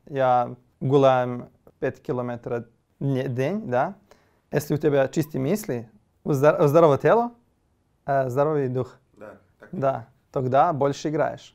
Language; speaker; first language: Russian; non-native, learner; Serbian